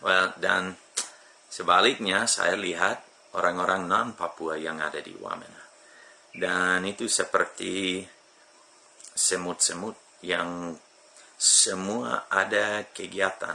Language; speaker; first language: Indonesian; non-native, fluent; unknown